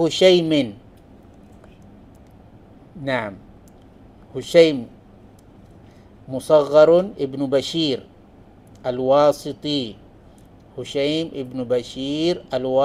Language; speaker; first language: Arabic; non-native, fluent; Malay